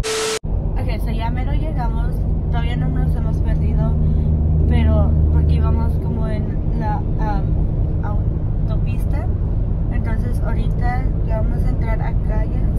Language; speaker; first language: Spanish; early bilingual, other home language; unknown